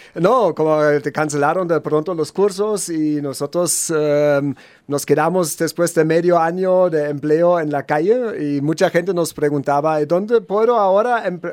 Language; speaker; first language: Spanish; non-native, fluent; German